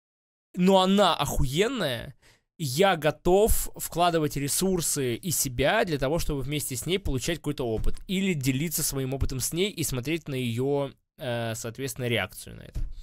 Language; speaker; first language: Russian; native; Russian